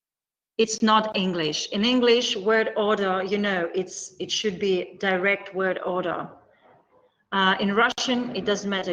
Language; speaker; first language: English; non-native, fluent; Russian